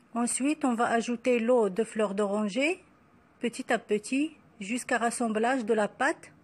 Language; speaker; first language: French; non-native, local second language; Arabic